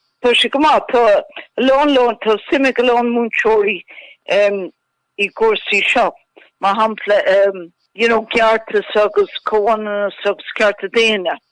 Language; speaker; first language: Irish; non-native, local second language; English